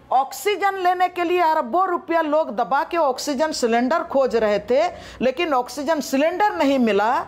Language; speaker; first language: Hindi; non-native, local second language; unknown